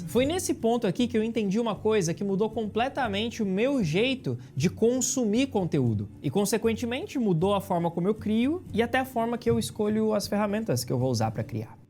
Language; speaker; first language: Portuguese; native; Portuguese